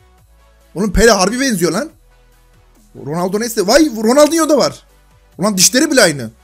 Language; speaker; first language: Turkish; native; Turkish